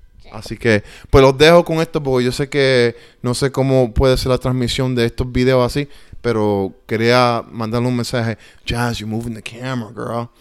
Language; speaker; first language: Spanish; early bilingual, heritage; Spanish